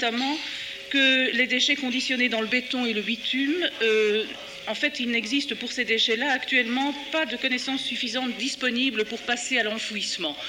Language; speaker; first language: French; native; French